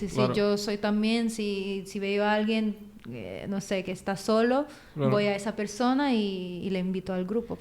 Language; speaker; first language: Spanish; non-native, fluent; Filipino